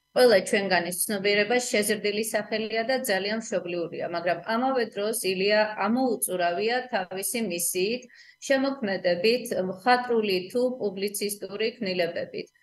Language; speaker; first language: Georgian; native; Georgian